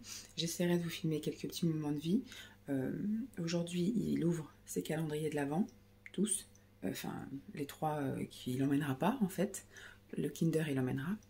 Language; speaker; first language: French; native; French